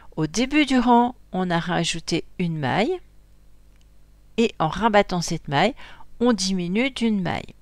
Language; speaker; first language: French; native; French